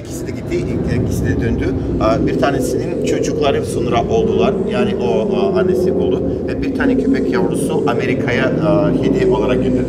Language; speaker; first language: Turkish; non-native, learner; Russian